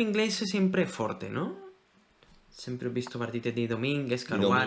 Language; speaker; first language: Italian; non-native, fluent; Spanish